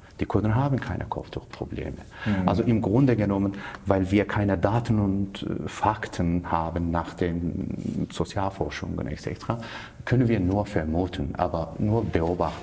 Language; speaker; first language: German; non-native, fluent; Kurdish